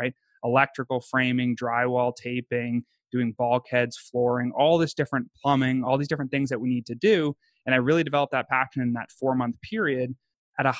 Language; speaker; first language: English; native; English